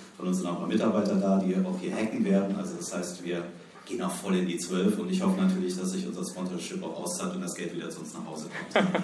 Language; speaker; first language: German; native; German